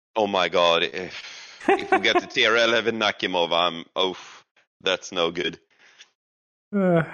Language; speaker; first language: English; non-native, fluent; Swedish